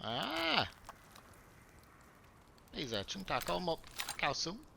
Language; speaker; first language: Vietnamese; non-native, learner; English